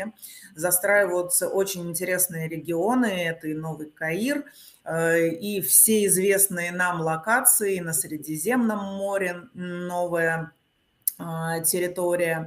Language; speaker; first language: Russian; native; Russian